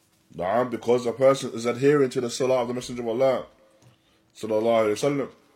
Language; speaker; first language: English; native; English